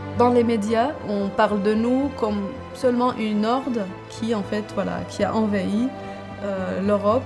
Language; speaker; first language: French; non-native, fluent; Kurdish